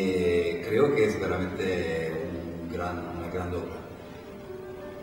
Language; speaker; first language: Spanish; non-native, fluent; Italian